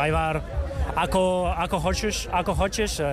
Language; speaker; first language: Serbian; non-native, learner; Spanish